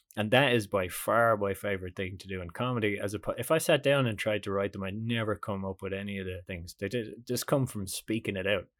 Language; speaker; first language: English; native; English